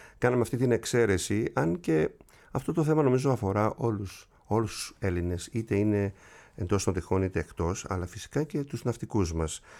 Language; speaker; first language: Greek; native; Greek